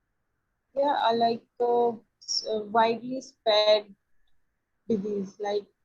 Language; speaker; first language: English; non-native, learner; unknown